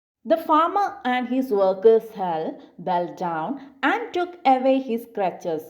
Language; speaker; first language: English; non-native, local second language; Malayalam